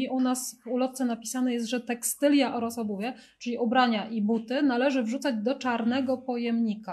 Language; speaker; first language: Polish; native; Polish